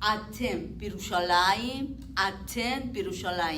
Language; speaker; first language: Hebrew; non-native, learner; English